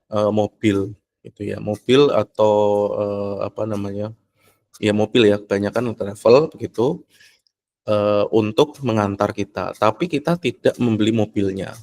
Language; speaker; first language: Indonesian; native; Indonesian